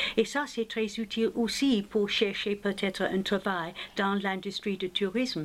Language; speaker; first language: French; non-native, fluent; English